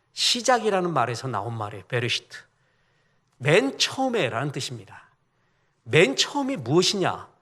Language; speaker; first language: Korean; native; Korean